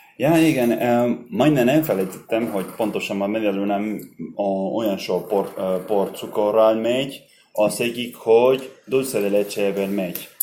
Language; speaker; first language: Hungarian; non-native, learner; Spanish